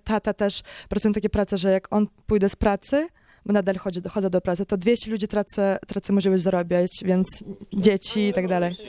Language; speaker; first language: Polish; non-native, learner; Ukrainian